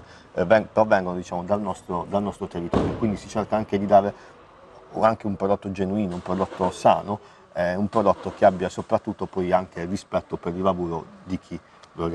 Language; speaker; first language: Italian; native; Italian